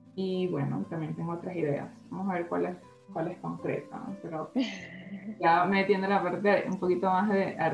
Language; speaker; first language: Spanish; native; Spanish